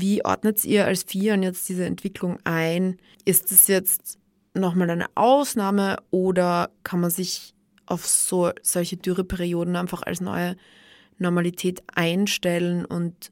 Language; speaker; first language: German; native; German